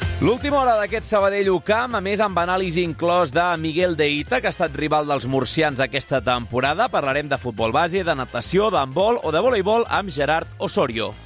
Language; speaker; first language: Catalan; native; Catalan